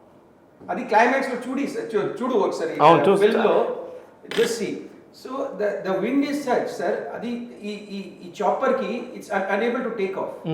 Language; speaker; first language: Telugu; non-native, local second language; Hindi